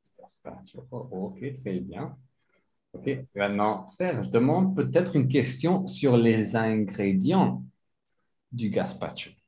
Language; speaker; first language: French; non-native, fluent; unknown